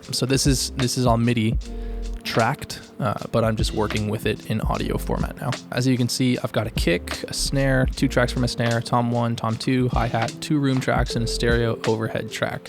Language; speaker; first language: English; native; English